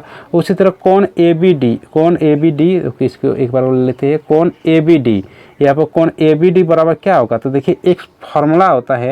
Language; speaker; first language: Hindi; native; Hindi